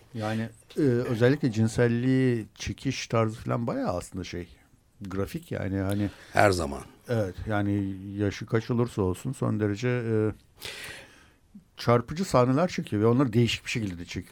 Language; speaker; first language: Turkish; native; Turkish